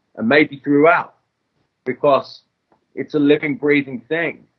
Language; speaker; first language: English; native; English